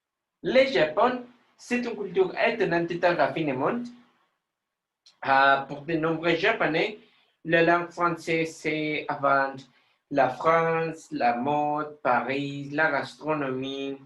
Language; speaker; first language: French; non-native, learner; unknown